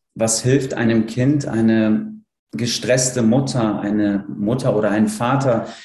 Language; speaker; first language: German; early bilingual, other home language; Polish